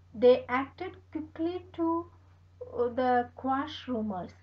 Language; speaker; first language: English; non-native, local second language; Malayalam